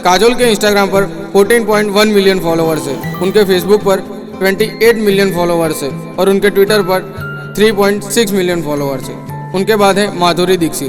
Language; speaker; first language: Hindi; native; Hindi